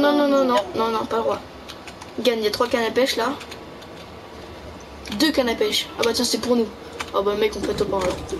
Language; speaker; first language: French; native; French